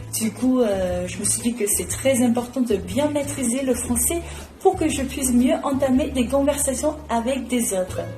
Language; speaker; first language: French; non-native, fluent; Chinese